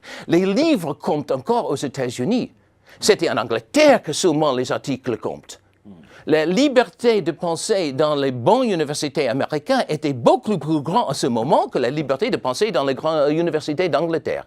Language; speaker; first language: French; non-native, fluent; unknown